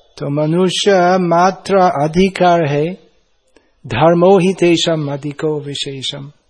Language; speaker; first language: Hindi; non-native, fluent; English